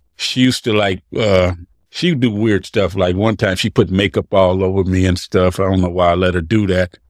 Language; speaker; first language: English; native; English